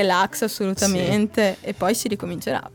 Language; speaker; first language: Italian; native; Italian